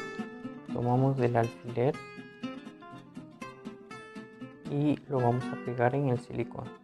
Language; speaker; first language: Spanish; native; Spanish